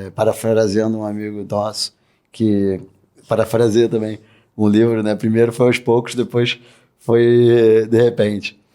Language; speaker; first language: Portuguese; native; Portuguese